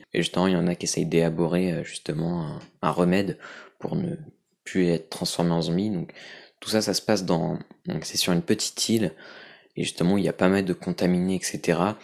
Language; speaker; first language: French; native; French